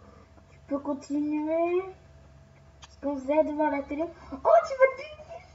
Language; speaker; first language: French; native; French